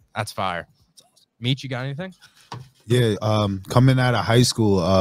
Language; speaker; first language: English; native; English